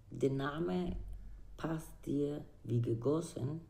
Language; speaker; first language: German; non-native, learner; Spanish